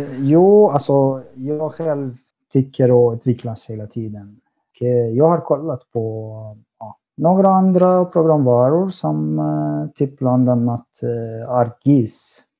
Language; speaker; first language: Swedish; non-native, fluent; Arabic